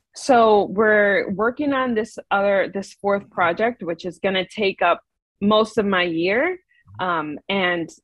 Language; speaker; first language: English; native; English